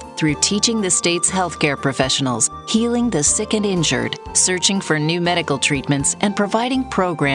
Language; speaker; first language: English; native; English